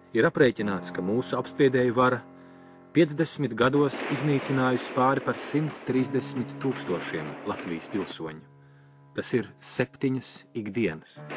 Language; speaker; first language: Latvian; native; Latvian